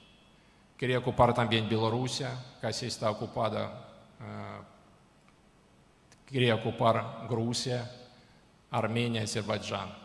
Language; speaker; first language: Spanish; non-native, fluent; Ukrainian